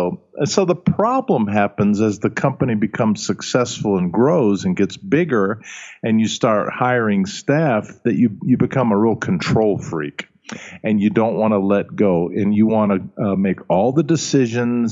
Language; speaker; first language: English; early bilingual, other home language; German